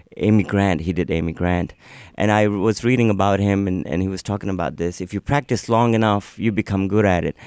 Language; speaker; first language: English; non-native, local second language; Urdu